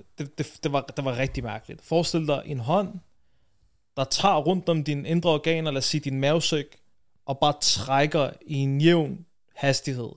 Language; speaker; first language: Danish; early bilingual, other home language; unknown